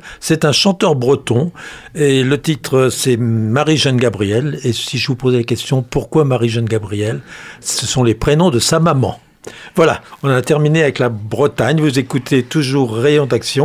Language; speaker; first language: French; native; French